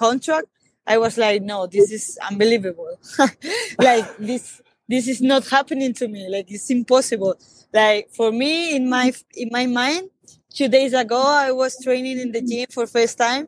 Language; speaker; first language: English; non-native, fluent; Spanish